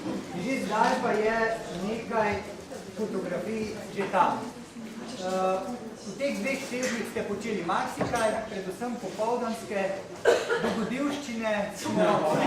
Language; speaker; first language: Slovenian; native; Slovenian